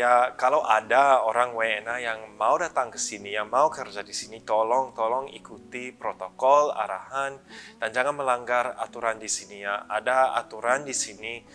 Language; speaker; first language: Indonesian; early bilingual, other home language; English